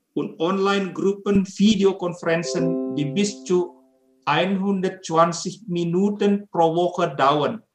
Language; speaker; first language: German; non-native, fluent; Indonesian